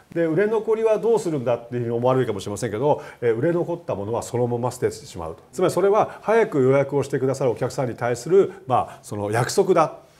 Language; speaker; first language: Japanese; native; Japanese